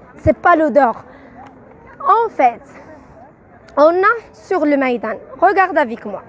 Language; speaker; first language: French; non-native, learner; Arabic